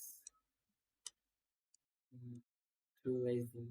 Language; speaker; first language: English; non-native, learner; Vietnamese